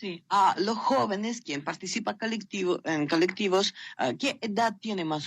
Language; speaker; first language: Spanish; non-native, learner; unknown